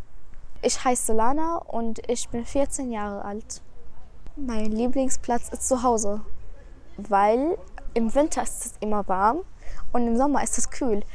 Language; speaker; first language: German; early bilingual, other home language; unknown